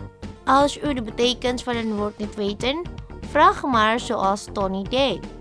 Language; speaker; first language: Dutch; non-native, fluent; Indonesian